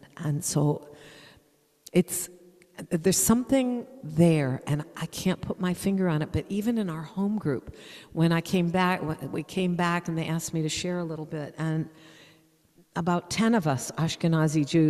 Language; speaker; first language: English; native; English